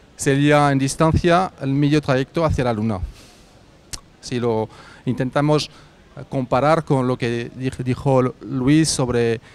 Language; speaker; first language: Spanish; non-native, fluent; French